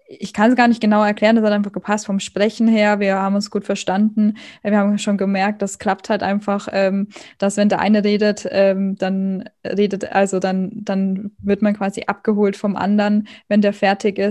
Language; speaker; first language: German; native; German